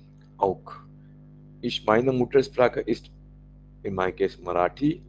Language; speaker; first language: German; non-native, fluent; Marathi